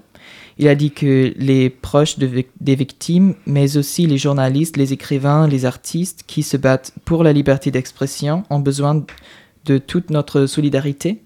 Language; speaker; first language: French; non-native, fluent; German